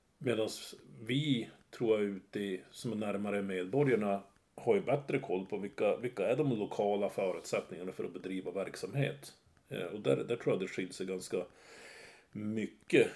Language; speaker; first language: Swedish; native; Swedish